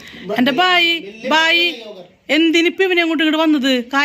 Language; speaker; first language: Malayalam; native; Malayalam